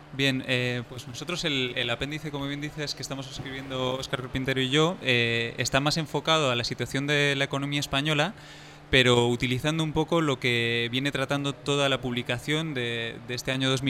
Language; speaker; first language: Spanish; native; Spanish